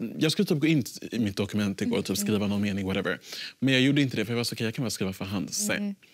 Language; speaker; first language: Swedish; early bilingual, other home language; Somali